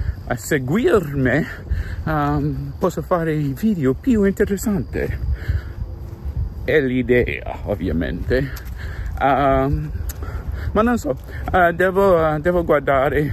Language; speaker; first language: Italian; non-native, learner; English